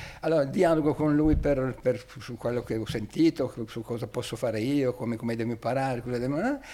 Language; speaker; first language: Italian; native; Italian